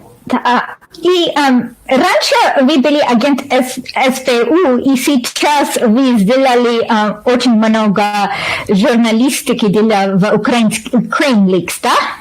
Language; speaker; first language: Russian; non-native, learner; English